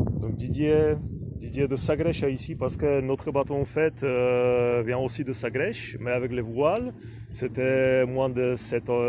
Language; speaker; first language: French; non-native, fluent; Czech